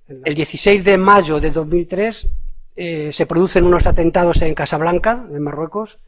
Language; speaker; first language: Spanish; native; Spanish